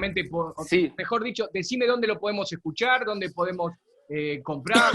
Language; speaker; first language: Spanish; native; Spanish